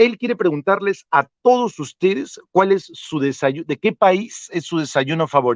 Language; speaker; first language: Spanish; native; Spanish